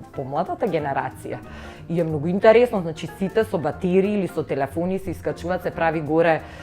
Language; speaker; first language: Macedonian; native; Macedonian